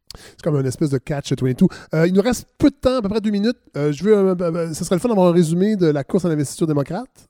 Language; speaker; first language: French; native; French